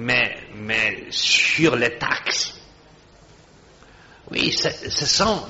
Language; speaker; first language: French; non-native, fluent; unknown